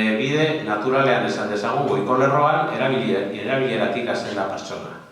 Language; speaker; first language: Basque; non-native, local second language; Spanish